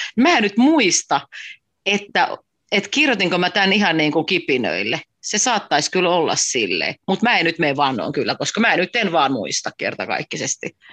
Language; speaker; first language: Finnish; native; Finnish